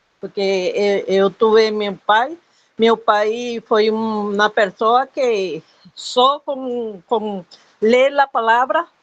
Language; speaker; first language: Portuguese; non-native, fluent; Spanish